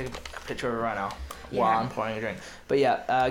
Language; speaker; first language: English; native; English